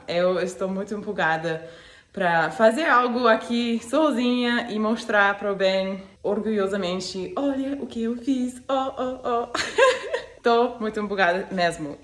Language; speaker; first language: Portuguese; non-native, fluent; English